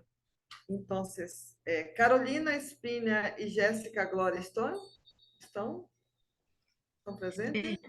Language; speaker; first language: Portuguese; non-native, fluent; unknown